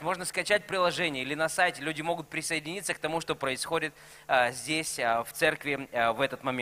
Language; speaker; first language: Russian; native; Russian